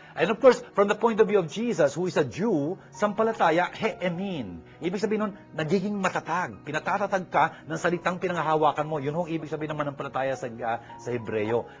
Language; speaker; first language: Filipino; native; Filipino